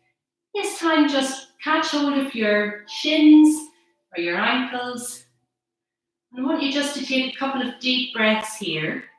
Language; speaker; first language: English; native; English